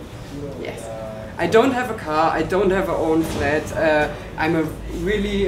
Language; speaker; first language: English; non-native, learner; German